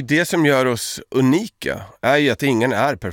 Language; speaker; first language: Swedish; native; Swedish